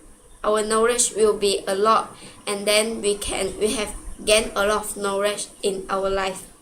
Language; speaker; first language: English; non-native, local second language; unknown